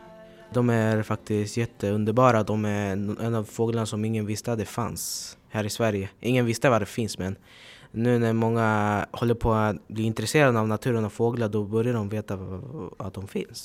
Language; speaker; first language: Swedish; early bilingual, other home language; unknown